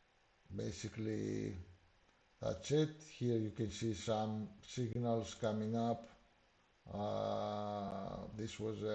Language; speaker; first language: English; non-native, fluent; Greek